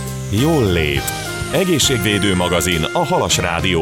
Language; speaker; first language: Hungarian; native; Hungarian